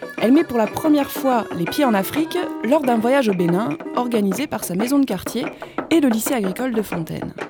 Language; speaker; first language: French; native; French